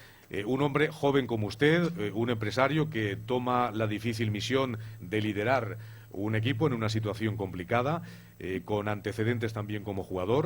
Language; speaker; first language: Spanish; native; Spanish